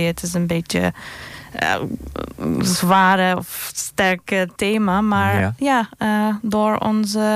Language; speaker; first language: Dutch; non-native, fluent; Turkish